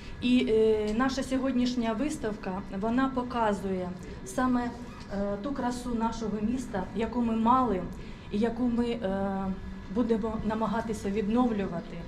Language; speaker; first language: Ukrainian; non-native, local second language; Russian